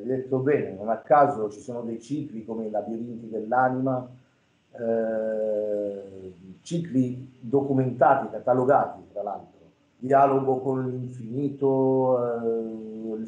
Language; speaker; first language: Italian; native; Italian